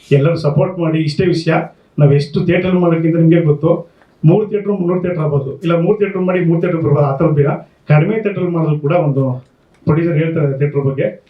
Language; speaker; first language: Kannada; native; Kannada